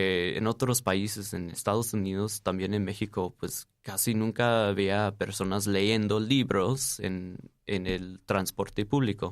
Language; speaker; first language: Spanish; non-native, fluent; English